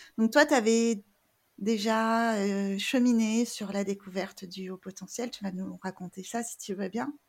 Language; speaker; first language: French; native; French